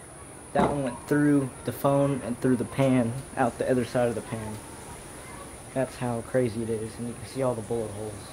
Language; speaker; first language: English; native; English